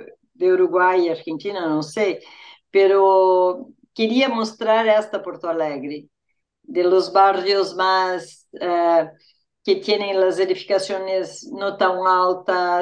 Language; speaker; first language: Spanish; non-native, fluent; Portuguese